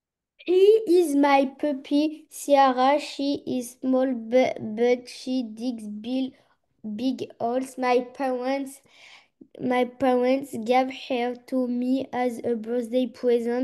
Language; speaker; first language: English; non-native, learner; French